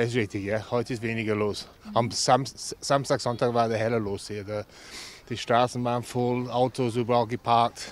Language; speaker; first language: German; non-native, fluent; English